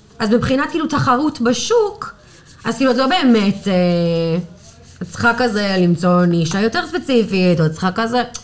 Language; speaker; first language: Hebrew; non-native, fluent; English